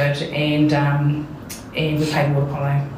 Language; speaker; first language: English; native; English